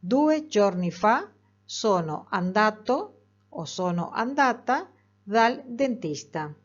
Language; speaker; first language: Italian; non-native, fluent; Spanish